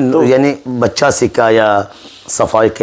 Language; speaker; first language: Hindi; non-native, learner; Arabic